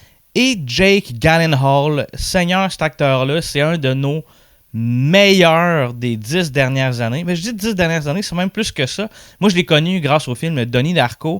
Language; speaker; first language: French; native; French